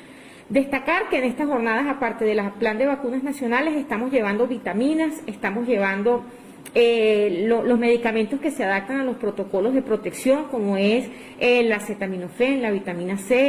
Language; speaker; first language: Spanish; native; Spanish